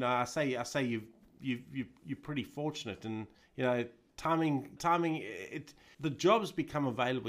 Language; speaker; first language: English; native; English